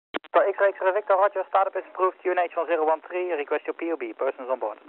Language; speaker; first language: English; non-native, fluent; Dutch